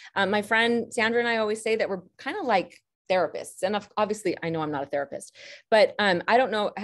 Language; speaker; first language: English; native; English